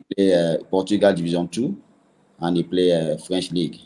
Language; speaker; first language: English; non-native, learner; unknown